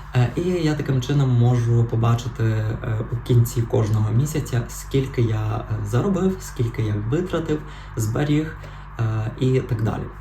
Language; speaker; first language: Ukrainian; non-native, local second language; Russian